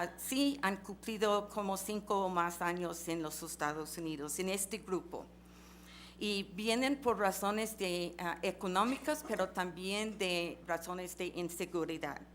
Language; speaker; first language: Spanish; non-native, fluent; English